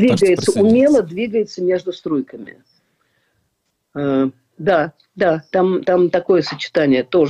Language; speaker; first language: Russian; native; Russian